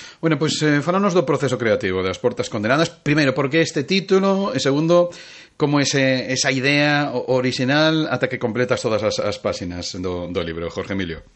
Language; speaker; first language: Galician; native; Galician